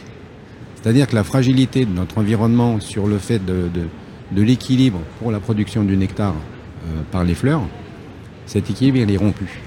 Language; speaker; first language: French; native; French